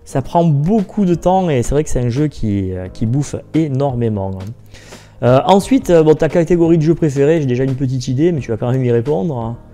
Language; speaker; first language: French; native; French